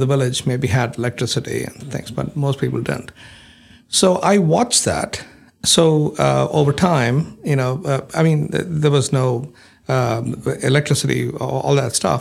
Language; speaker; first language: English; non-native, local second language; Malayalam